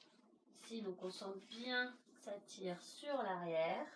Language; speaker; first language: French; native; French